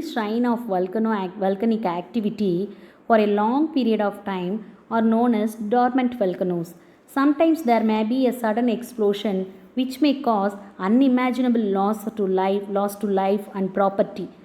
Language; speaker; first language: English; non-native, local second language; Tamil